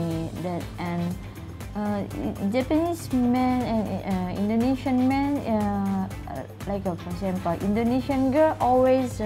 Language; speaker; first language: English; non-native, learner; Indonesian